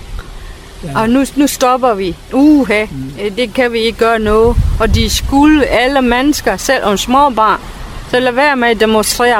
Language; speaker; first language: Danish; non-native, fluent; Burmese